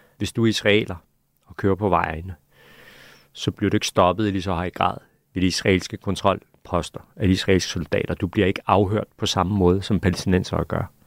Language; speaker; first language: Danish; early bilingual, other home language; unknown